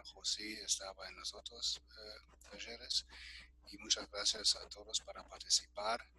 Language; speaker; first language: Spanish; non-native, fluent; German